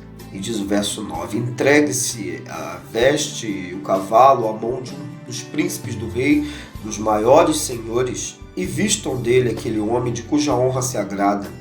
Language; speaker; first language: Portuguese; native; Portuguese